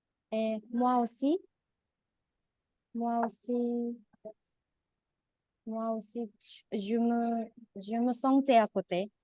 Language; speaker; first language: French; non-native, learner; Korean